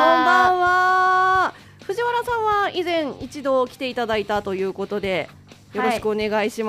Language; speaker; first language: Japanese; native; Japanese